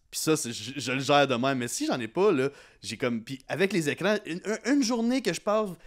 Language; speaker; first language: French; native; French